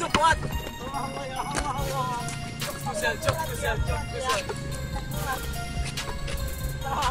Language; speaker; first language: Turkish; non-native, learner; Filipino